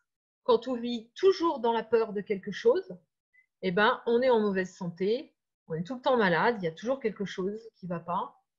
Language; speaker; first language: French; native; French